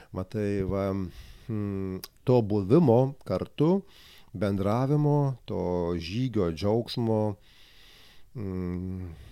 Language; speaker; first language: Lithuanian; native; Lithuanian